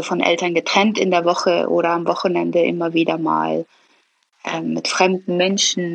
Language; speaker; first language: German; early bilingual, other home language; Persian